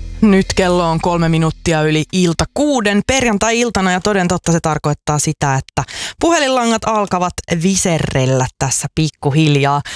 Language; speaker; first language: Finnish; native; Finnish